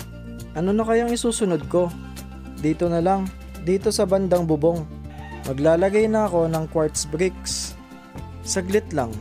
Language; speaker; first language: Filipino; native; Filipino